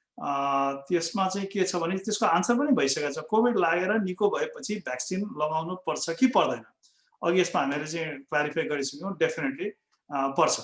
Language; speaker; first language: Nepali; native; Nepali